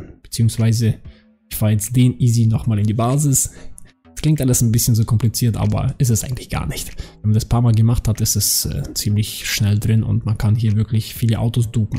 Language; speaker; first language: German; native; German